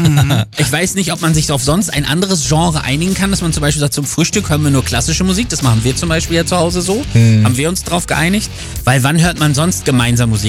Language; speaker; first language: German; native; German